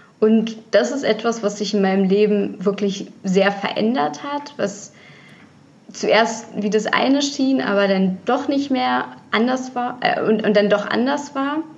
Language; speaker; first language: German; early bilingual, other home language; Russian